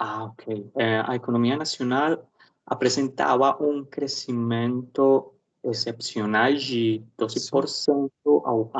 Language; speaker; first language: Portuguese; non-native, learner; Spanish